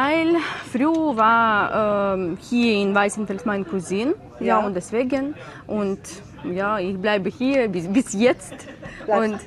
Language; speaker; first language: German; non-native, learner; Ukrainian